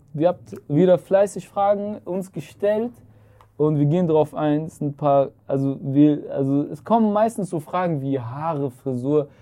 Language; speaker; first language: German; early bilingual, other home language; Arabic